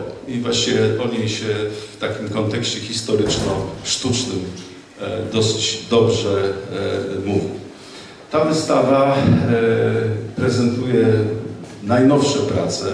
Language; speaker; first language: Polish; native; Polish